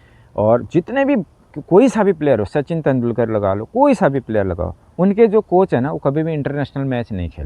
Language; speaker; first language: Hindi; native; Hindi